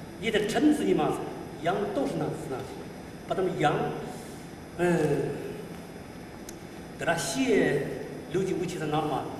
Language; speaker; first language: Russian; non-native, learner; Chinese